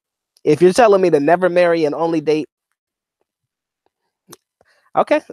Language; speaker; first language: English; native; English